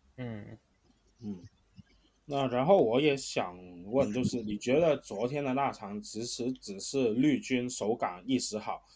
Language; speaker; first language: Chinese; non-native, local second language; Cantonese